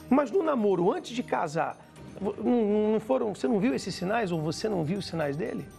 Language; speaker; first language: Portuguese; native; Portuguese